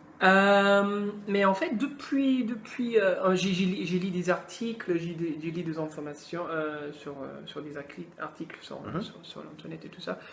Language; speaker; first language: French; non-native, fluent; English